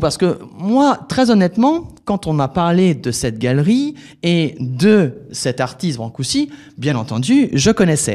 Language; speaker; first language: French; native; French